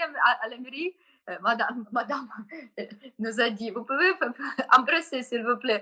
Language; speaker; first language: French; non-native, learner; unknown